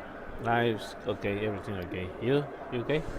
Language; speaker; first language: English; non-native, learner; Spanish